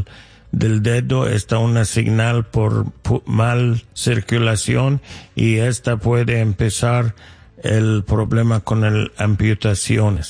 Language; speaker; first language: Spanish; non-native, learner; English